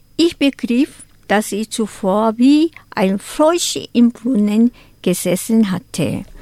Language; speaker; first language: German; non-native, fluent; Korean